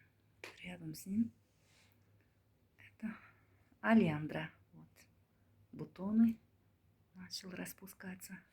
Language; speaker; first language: Russian; non-native, learner; Turkmen